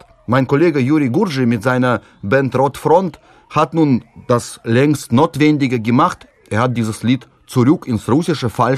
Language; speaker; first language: German; non-native, fluent; Russian